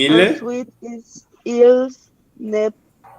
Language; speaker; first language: French; non-native, learner; Portuguese